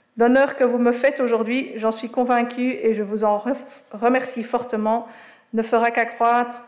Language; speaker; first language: French; native; French